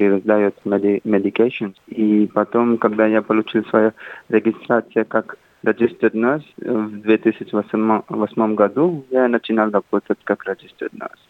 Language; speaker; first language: Russian; non-native, fluent; Hindi